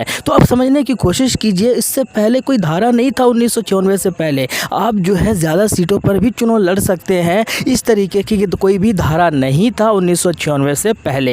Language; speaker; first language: Hindi; native; Hindi